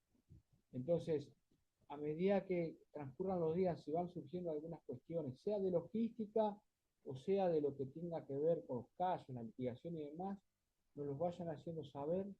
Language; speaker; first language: Spanish; native; Spanish